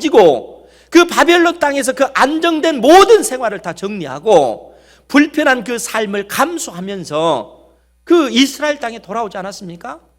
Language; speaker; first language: Korean; native; Korean